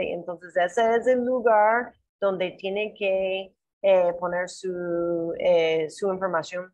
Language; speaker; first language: Spanish; non-native, learner; English